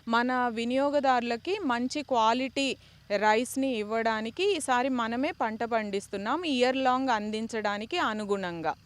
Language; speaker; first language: Telugu; native; Telugu